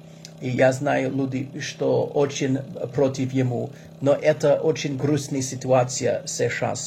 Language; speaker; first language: Russian; non-native, learner; English